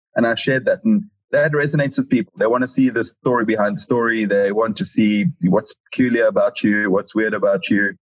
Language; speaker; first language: English; native; English